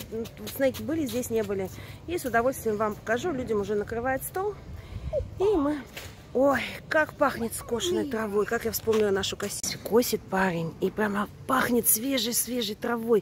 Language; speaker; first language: Russian; native; Russian